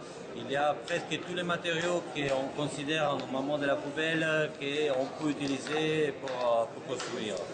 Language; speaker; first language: French; non-native, fluent; Spanish